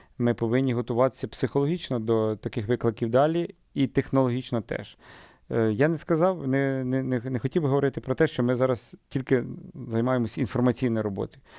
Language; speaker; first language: Ukrainian; native; Ukrainian